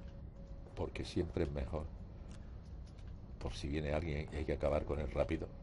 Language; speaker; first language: Spanish; native; Spanish